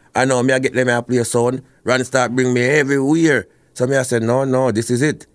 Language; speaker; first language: English; non-native, local second language; Jamaican Creole English